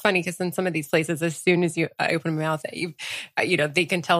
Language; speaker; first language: English; early bilingual, other home language; French